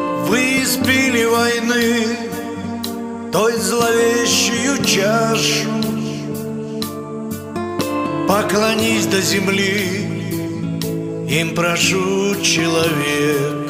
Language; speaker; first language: Russian; native; Russian